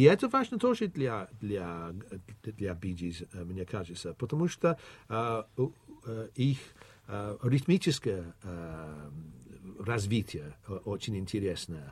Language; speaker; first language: Russian; non-native, fluent; English